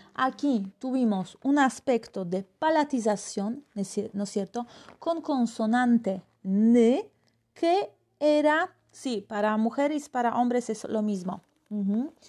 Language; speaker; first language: Spanish; non-native, fluent; Polish